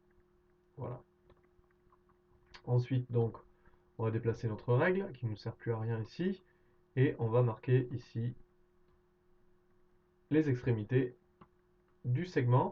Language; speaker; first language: French; native; French